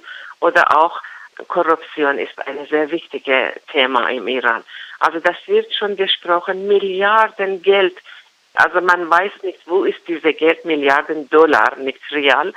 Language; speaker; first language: German; non-native, fluent; Persian